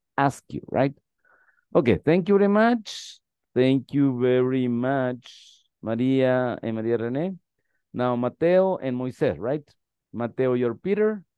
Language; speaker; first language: English; non-native, fluent; Spanish